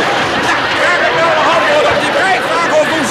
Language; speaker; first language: Dutch; native; Dutch